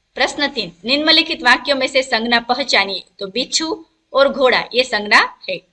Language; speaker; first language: Hindi; non-native, local second language; Gujarati